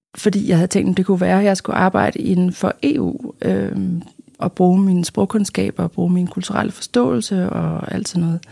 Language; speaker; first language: Danish; native; Danish